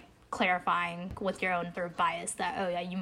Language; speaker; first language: English; early bilingual, other home language; Bangla